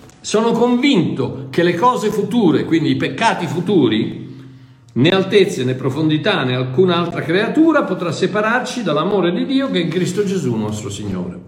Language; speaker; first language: Italian; non-native, fluent; English